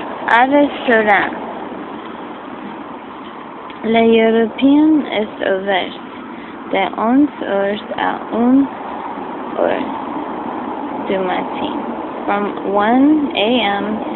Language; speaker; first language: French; non-native, learner; English